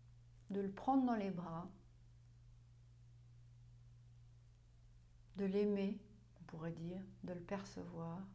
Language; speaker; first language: French; non-native, fluent; German